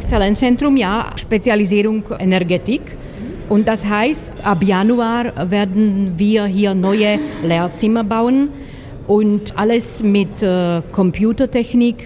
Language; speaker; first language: German; non-native, fluent; Slovak